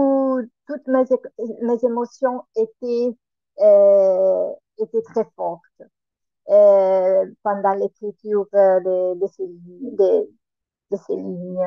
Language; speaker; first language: French; non-native, learner; Italian